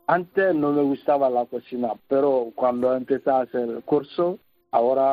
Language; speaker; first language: Spanish; non-native, learner; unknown